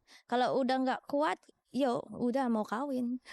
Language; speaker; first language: Indonesian; non-native, learner; Filipino